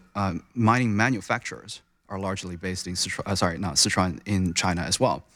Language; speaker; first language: English; non-native, fluent; Chinese